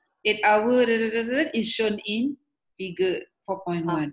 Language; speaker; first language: English; non-native, local second language; Malay